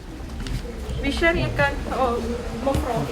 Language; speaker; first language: Dutch; non-native, local second language; Caribbean Hindustani